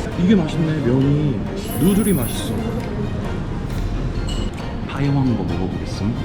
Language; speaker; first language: Korean; native; Korean